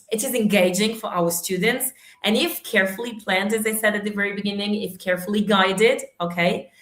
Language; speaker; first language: English; non-native, fluent; Italian